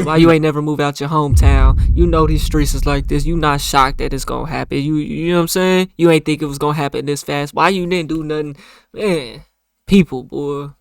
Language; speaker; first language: English; native; English